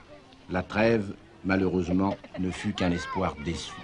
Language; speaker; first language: French; native; French